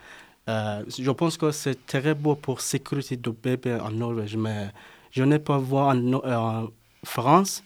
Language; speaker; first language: French; non-native, learner; Persian